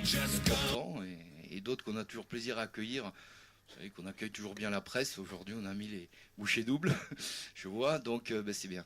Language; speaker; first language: French; native; French